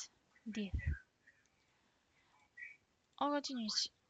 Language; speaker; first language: French; non-native, fluent; Spanish